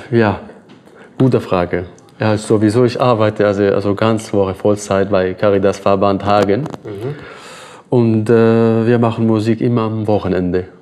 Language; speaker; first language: German; non-native, learner; Arabic